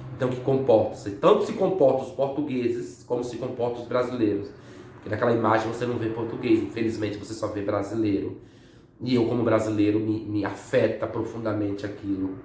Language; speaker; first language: Portuguese; native; Portuguese